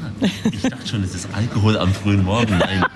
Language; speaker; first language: German; native; German